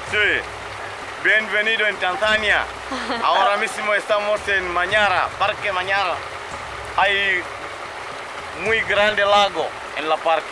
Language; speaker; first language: Spanish; non-native, learner; Swahili